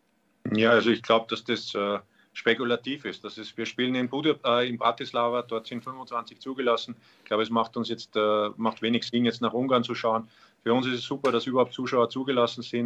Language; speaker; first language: German; native; German